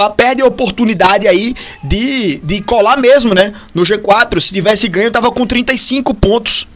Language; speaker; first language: Portuguese; native; Portuguese